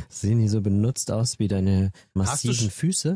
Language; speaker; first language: German; native; German